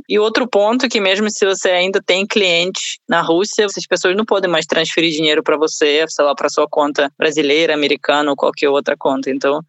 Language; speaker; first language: Portuguese; non-native, fluent; Russian